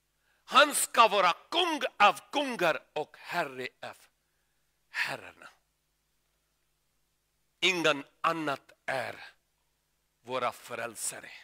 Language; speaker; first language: Swedish; non-native, learner; Urdu